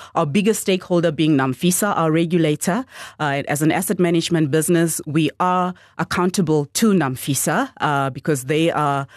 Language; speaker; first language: English; non-native, local second language; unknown